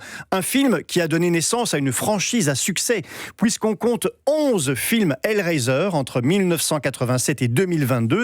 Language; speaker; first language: French; native; French